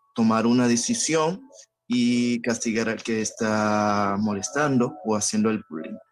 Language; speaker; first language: Spanish; early bilingual, other home language; Haitian Creole